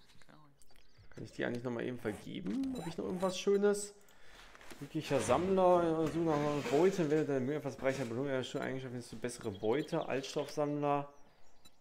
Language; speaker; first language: German; native; German